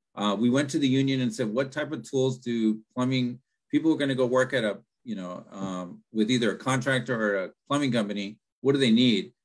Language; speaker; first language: English; early bilingual, other home language; Spanish